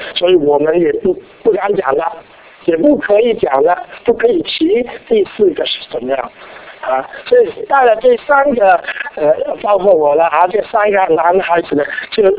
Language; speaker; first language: Chinese; non-native, local second language; Cantonese